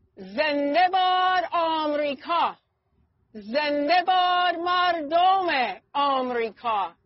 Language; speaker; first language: Persian; non-native, learner; English